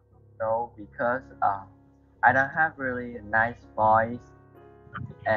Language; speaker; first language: English; non-native, learner; Vietnamese